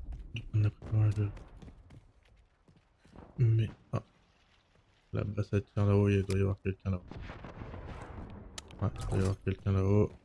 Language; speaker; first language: French; native; French